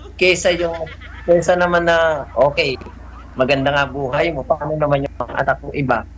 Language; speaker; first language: Filipino; native; Filipino